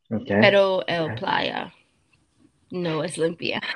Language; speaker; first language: Spanish; non-native, learner; English